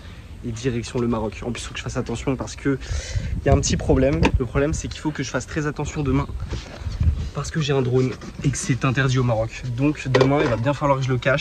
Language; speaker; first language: French; native; French